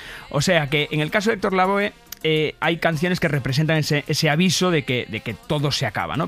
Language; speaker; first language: Spanish; native; Spanish